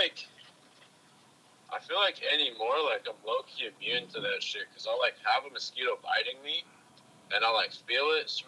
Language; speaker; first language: English; native; English